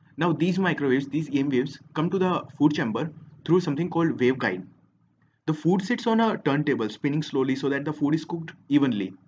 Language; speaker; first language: English; non-native, local second language; Hindi